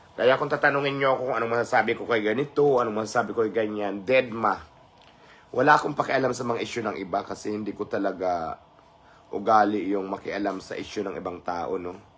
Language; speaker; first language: Filipino; non-native, local second language; Cebuano